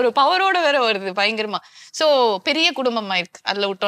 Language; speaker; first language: Tamil; native; Tamil